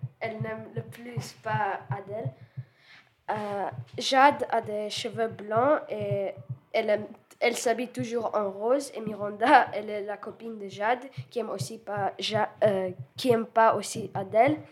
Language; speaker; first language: French; non-native, learner; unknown